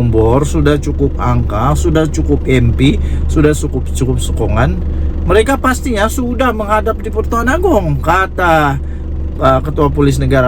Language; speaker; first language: Malay; native; Malay